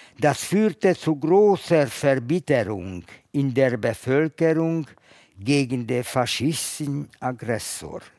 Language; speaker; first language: German; non-native, fluent; Hungarian